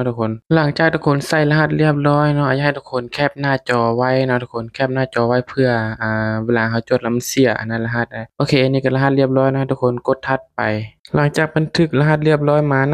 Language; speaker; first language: Thai; non-native, local second language; Northeastern Thai